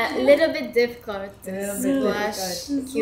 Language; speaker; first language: English; non-native, learner; Japanese